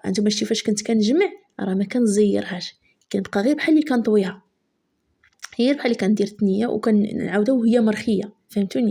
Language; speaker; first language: Arabic; native; Arabic